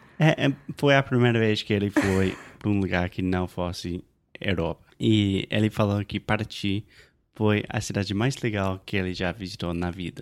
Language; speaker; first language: Portuguese; non-native, fluent; English